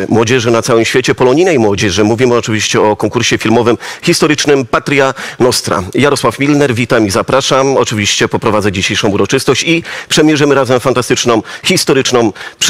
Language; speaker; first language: Polish; native; Polish